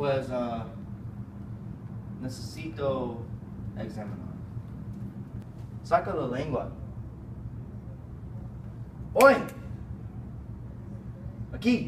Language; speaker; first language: Spanish; non-native, learner; English